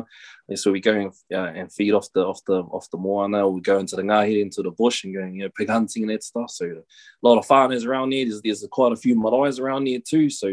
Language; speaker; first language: English; native; English